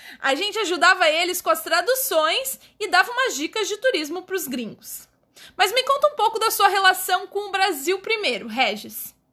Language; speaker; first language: Portuguese; native; Portuguese